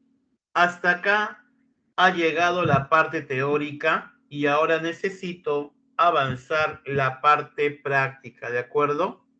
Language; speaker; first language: Spanish; native; Spanish